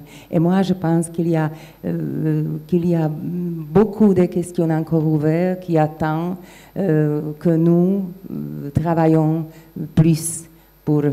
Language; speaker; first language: French; non-native, fluent; Slovak